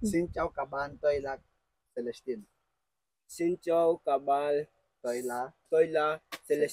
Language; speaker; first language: Vietnamese; non-native, learner; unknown